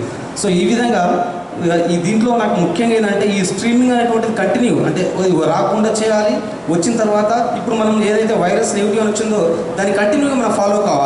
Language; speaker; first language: Telugu; native; Telugu